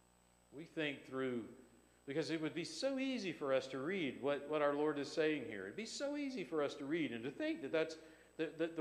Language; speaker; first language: English; native; English